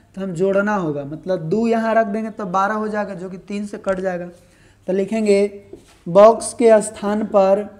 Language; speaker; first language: Hindi; native; Hindi